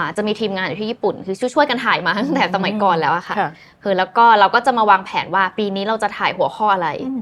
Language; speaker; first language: Thai; native; Thai